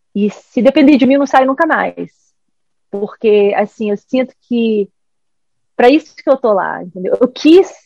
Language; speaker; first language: Portuguese; early bilingual, heritage; English